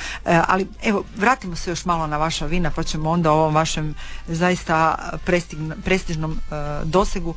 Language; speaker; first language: Serbian; native; Serbian